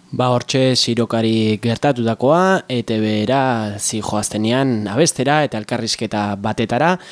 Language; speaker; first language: Basque; native; Basque